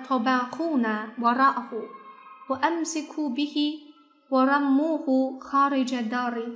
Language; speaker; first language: Arabic; non-native, fluent; Chinese